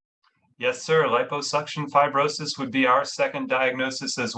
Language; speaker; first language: English; native; English